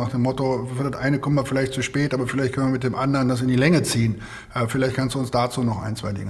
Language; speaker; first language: German; native; German